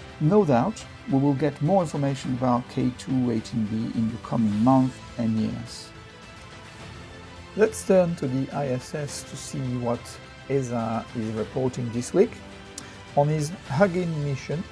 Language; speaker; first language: English; non-native, fluent; French